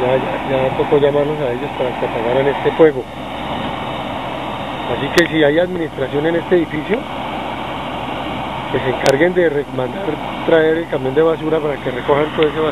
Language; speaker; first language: Spanish; native; Spanish